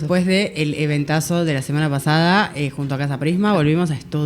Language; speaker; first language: Spanish; native; Spanish